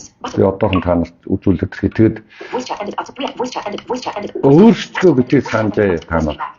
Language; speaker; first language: Mongolian; native; Mongolian